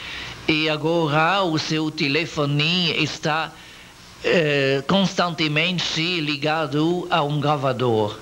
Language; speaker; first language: Portuguese; non-native, learner; French